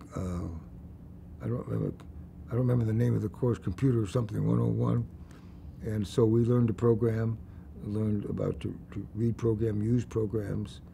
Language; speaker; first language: English; native; English